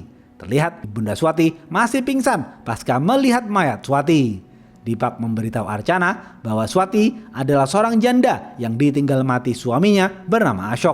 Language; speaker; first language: Indonesian; native; Indonesian